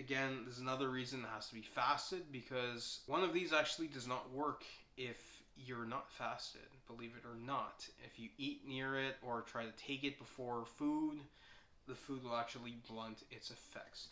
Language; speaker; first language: English; native; English